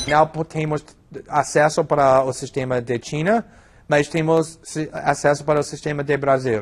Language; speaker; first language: Portuguese; non-native, fluent; English